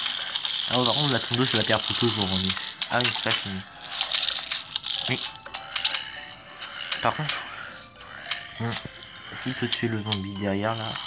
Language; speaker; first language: French; native; French